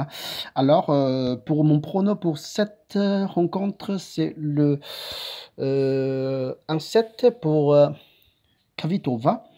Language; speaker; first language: French; non-native, learner; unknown